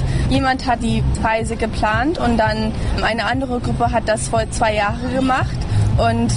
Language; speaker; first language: German; early bilingual, heritage; English